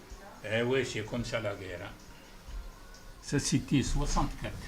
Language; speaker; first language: French; non-native, fluent; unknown